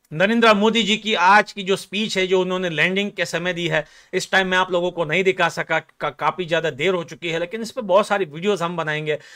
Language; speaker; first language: Hindi; non-native, fluent; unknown